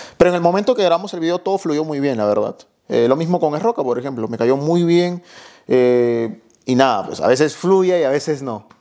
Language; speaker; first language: Spanish; native; Spanish